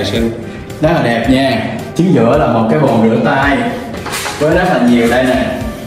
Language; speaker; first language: Vietnamese; native; Vietnamese